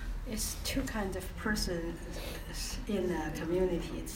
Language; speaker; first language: English; non-native, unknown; Chinese